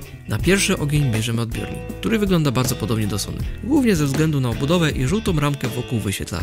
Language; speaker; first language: Polish; native; Polish